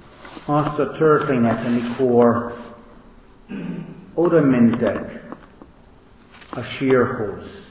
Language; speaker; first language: Hungarian; non-native, learner; English